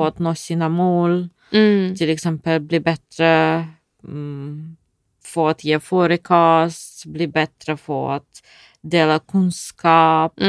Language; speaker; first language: Swedish; non-native, fluent; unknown